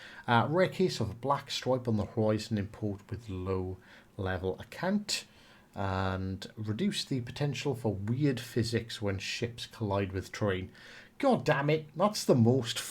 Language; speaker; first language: English; native; English